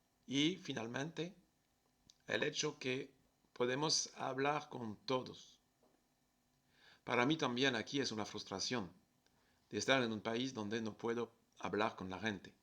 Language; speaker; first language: Spanish; non-native, fluent; French